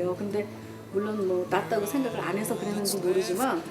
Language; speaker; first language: Korean; native; Korean